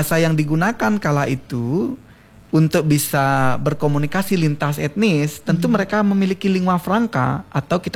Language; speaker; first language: Indonesian; non-native, local second language; Balinese